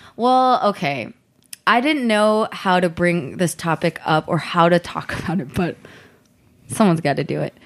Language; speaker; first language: English; early bilingual, other home language; Korean